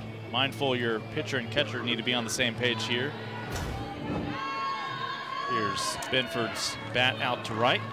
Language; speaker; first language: English; native; English